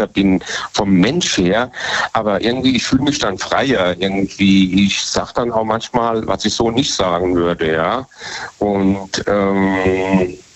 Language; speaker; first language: German; native; German